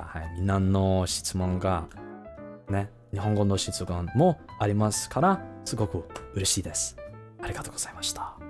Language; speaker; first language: Japanese; non-native, learner; English